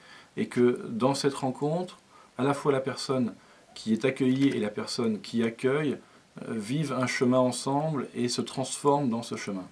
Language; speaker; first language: French; native; French